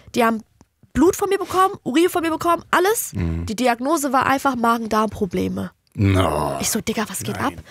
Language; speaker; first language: German; native; German